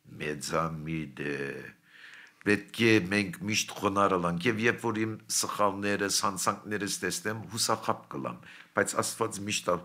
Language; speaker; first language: Armenian; early bilingual, heritage; Armenian